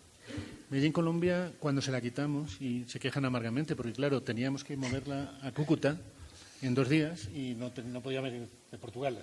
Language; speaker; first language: Spanish; native; Spanish